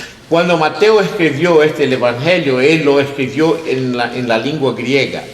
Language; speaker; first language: Spanish; non-native, learner; English